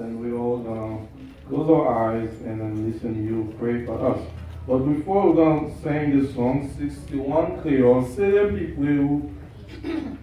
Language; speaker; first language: English; non-native, learner; Haitian Creole